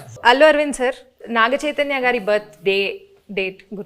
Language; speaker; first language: Telugu; native; Telugu